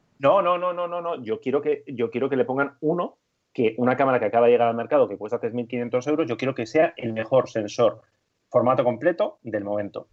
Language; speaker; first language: Spanish; native; Spanish